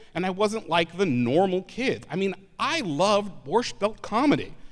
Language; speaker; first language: English; native; English